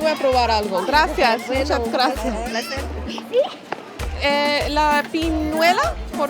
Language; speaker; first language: Spanish; non-native, fluent; English